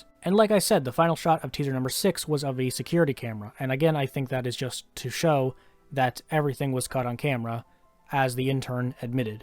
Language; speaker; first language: English; native; English